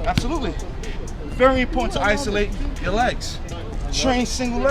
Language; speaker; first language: English; native; English